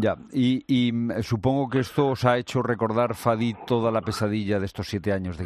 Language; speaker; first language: Spanish; native; Spanish